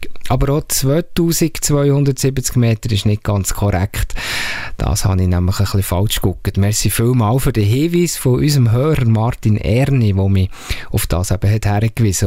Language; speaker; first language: German; native; German